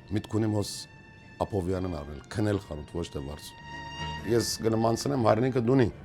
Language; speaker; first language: Armenian; early bilingual, heritage; Armenian